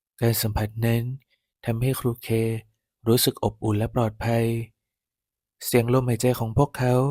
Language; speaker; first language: Thai; native; Thai